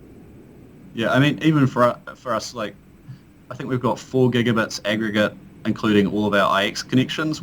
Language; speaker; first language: English; native; English